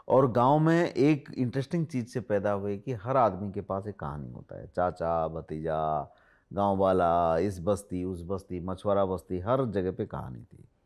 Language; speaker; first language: Hindi; non-native, local second language; Odia